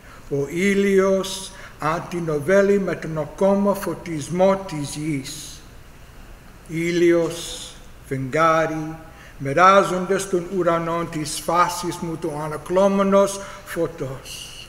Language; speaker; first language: Greek; non-native, learner; English